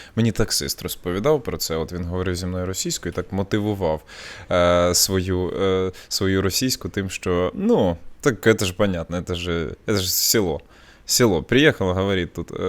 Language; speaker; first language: Ukrainian; non-native, local second language; Russian